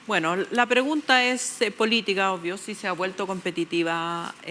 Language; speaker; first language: Spanish; native; Spanish